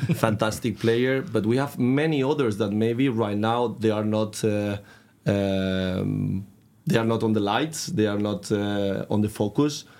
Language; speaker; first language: English; non-native, fluent; Spanish